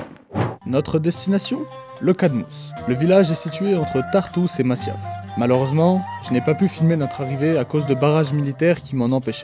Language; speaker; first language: French; native; French